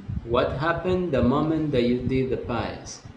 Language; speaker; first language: English; non-native, fluent; Spanish